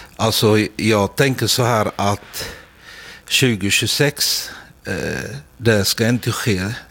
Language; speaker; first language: Swedish; non-native, fluent; Arabic